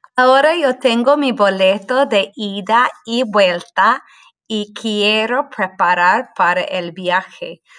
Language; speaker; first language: Spanish; non-native, fluent; English